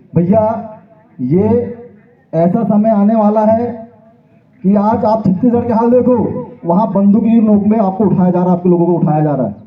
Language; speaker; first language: Hindi; native; Hindi